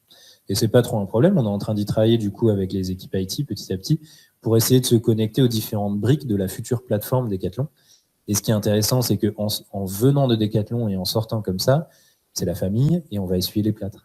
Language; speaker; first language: French; native; French